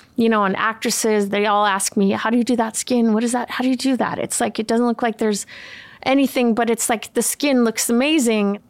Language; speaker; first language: English; early bilingual, other home language; Swedish